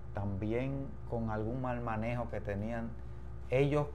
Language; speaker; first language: Spanish; native; Spanish